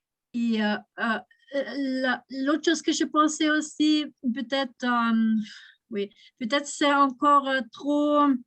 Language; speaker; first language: French; non-native, learner; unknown